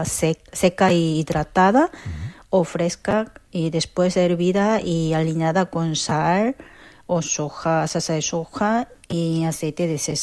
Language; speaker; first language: Spanish; non-native, learner; Korean